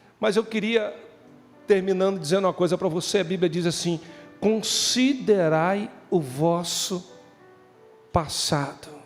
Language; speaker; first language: Portuguese; native; Portuguese